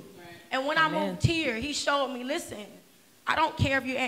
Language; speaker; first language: English; native; English